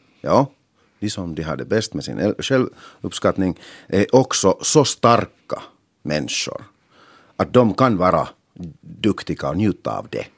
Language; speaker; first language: Swedish; non-native, local second language; Finnish